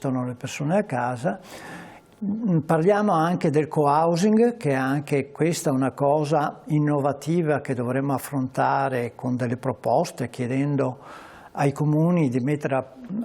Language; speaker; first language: Italian; native; Italian